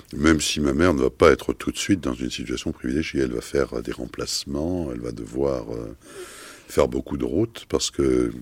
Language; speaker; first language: French; native; French